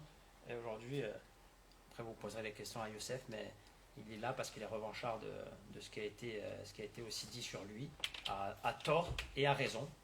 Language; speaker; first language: French; native; French